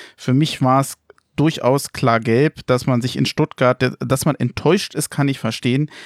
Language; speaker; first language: German; native; German